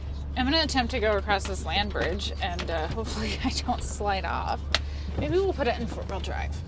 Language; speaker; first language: English; native; English